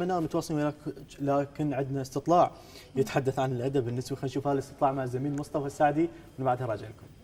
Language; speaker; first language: Arabic; native; Arabic